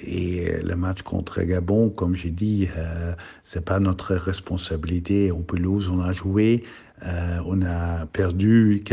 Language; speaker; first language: French; non-native, learner; Dutch